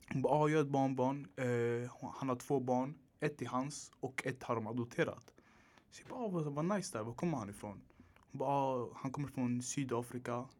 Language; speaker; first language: Swedish; early bilingual, other home language; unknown